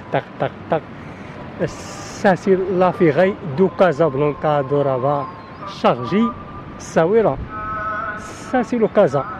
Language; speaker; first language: French; non-native, learner; Arabic